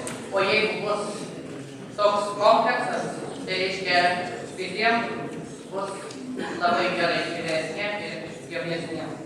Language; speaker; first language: Lithuanian; native; Lithuanian